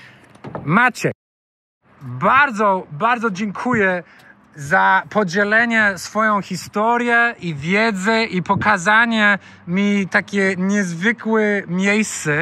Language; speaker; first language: Polish; non-native, fluent; English